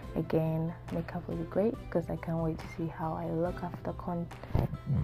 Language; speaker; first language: English; non-native, local second language; Akan